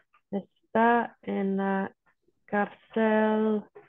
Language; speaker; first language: Spanish; non-native, learner; English